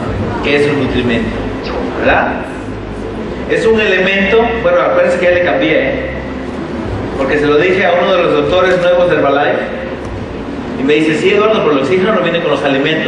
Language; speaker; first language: Spanish; native; Spanish